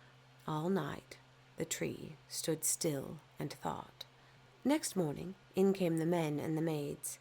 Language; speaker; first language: English; native; English